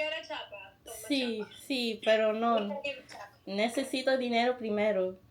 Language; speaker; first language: Spanish; non-native, learner; English